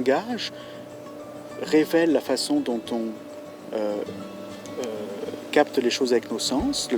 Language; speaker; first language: French; native; French